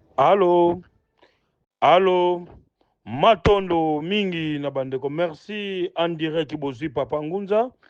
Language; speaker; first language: Lingala; non-native, local second language; Kongo